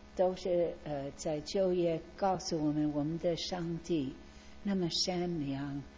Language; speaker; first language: Chinese; non-native, fluent; English